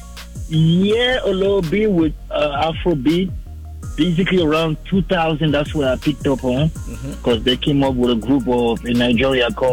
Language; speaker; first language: English; non-native, local second language; French